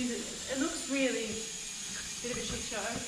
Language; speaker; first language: English; native; English